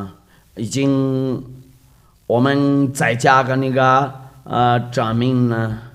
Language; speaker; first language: Chinese; non-native, fluent; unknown